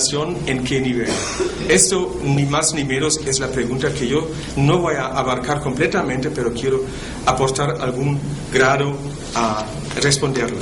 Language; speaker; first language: Spanish; non-native, fluent; German